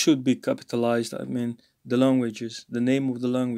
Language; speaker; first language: English; non-native, fluent; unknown